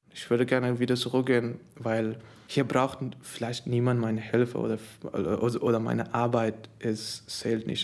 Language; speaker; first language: German; non-native, fluent; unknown